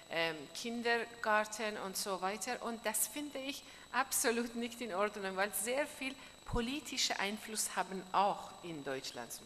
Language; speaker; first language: German; non-native, learner; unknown